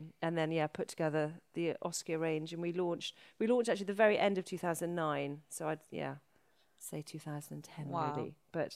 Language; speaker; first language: English; native; English